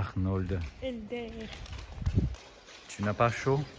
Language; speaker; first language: French; non-native, fluent; German